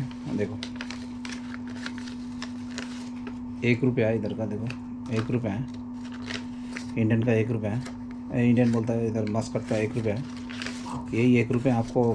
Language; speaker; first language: Hindi; non-native, local second language; Bangla